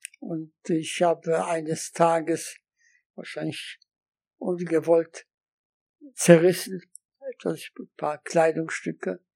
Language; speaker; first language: German; non-native, fluent; Polish